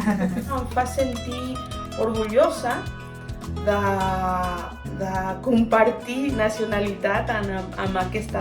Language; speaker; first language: Catalan; non-native, fluent; Spanish